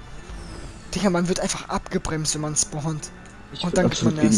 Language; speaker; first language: German; native; German